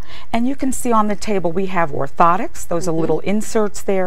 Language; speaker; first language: English; native; English